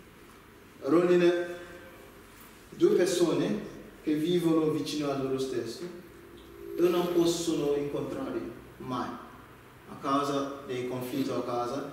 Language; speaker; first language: Italian; non-native, learner; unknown